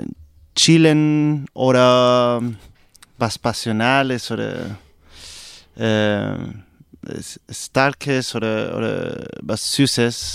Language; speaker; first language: German; non-native, learner; Spanish